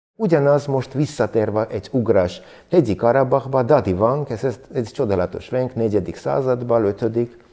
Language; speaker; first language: Hungarian; non-native, learner; Armenian